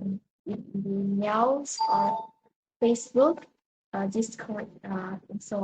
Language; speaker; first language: English; non-native, learner; Vietnamese